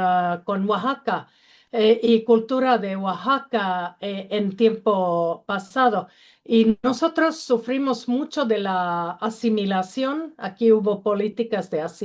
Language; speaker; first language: Spanish; non-native, learner; Finnish